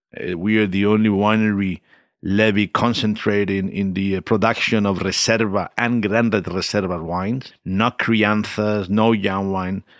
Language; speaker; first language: English; non-native, fluent; Spanish